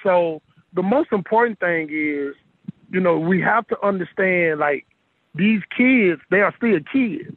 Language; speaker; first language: English; native; English